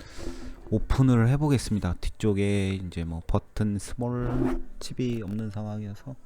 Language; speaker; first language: Korean; native; Korean